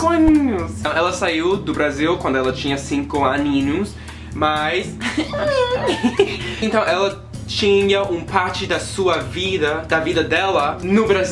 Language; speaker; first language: Portuguese; non-native, learner; English